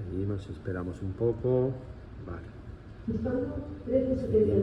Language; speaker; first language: Spanish; native; Spanish